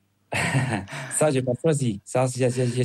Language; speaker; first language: French; non-native, fluent; Spanish